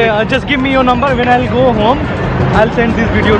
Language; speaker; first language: English; non-native, local second language; Hindi